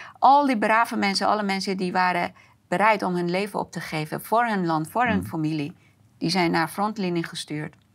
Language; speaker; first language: Dutch; non-native, fluent; Persian